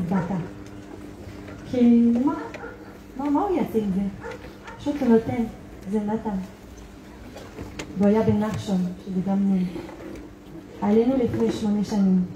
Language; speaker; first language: Hebrew; non-native, fluent; French